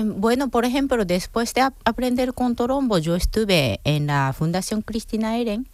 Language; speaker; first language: Spanish; non-native, fluent; Japanese